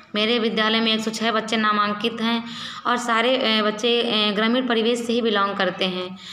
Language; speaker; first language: Hindi; native; Hindi